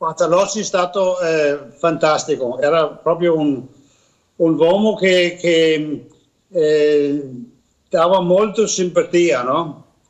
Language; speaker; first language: Italian; non-native, learner; Danish